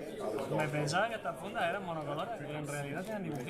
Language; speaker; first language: Spanish; native; Spanish